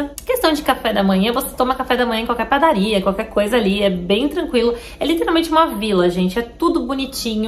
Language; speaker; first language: Portuguese; native; Portuguese